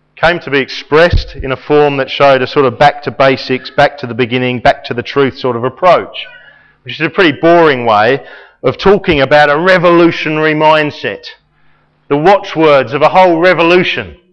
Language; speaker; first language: English; native; English